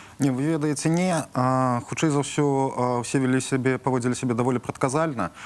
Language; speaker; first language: Belarusian; non-native, local second language; Russian